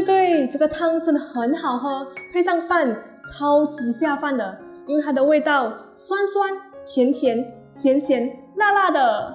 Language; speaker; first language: Chinese; native; Chinese